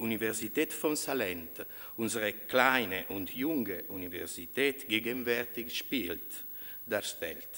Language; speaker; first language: German; non-native, fluent; Italian